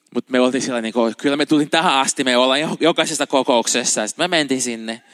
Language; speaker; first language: Finnish; non-native, fluent; Portuguese